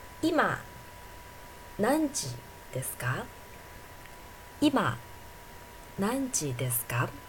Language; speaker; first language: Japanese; non-native, fluent; Chinese